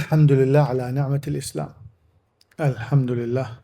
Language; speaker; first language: Arabic; native; Arabic